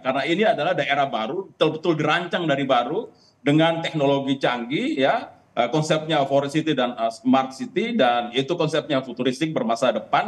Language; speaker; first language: Indonesian; native; Indonesian